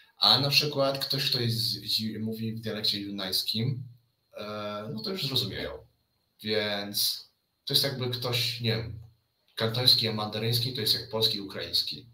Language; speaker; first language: Polish; early bilingual, other home language; Chinese